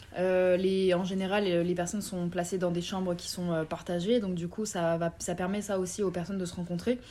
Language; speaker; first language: French; native; French